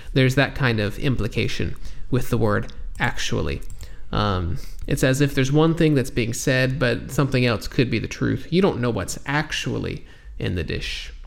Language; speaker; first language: English; native; English